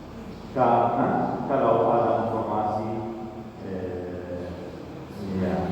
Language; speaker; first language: Indonesian; non-native, learner; Arabic